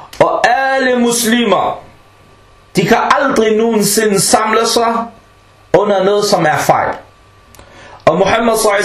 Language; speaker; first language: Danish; early bilingual, other home language; Arabic